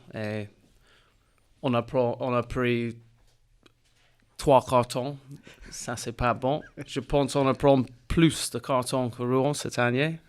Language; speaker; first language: French; non-native, learner; English